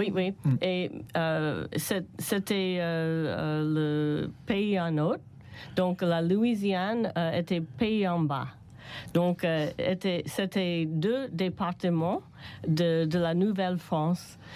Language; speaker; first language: French; non-native, learner; English